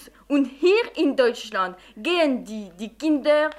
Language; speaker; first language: German; non-native, fluent; French